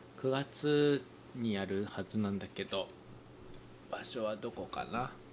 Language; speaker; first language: Japanese; native; Japanese